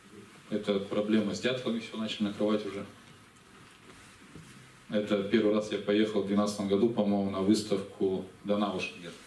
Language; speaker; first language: Russian; native; Russian